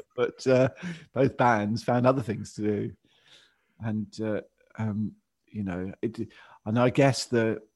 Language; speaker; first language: English; native; English